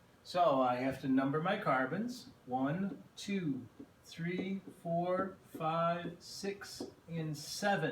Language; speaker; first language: English; native; English